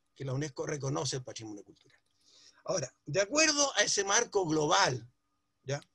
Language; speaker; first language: Spanish; early bilingual, other home language; Ladino